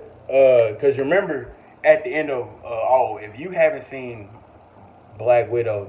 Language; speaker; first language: English; native; English